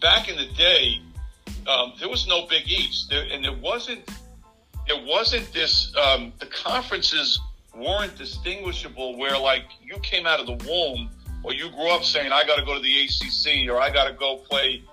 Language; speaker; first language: English; native; English